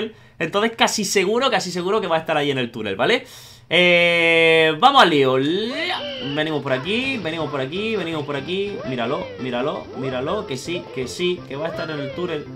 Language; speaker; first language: Spanish; native; Spanish